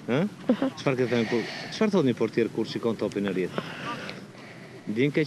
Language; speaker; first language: Albanian; native; Albanian